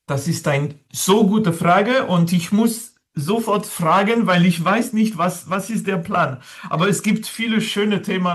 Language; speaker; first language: German; non-native, fluent; French